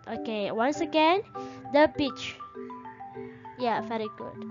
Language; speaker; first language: English; non-native, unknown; Indonesian